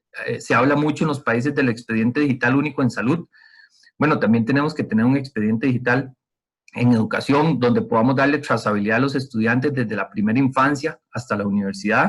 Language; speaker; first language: Spanish; native; Spanish